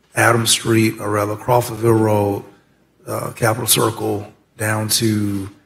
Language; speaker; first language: English; native; English